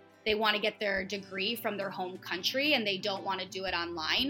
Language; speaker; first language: English; native; English